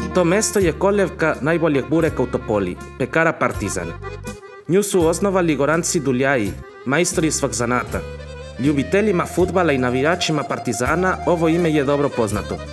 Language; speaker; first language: Serbian; non-native, fluent; Spanish